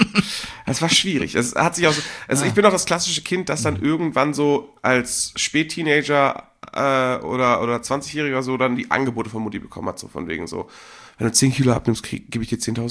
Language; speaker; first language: German; native; German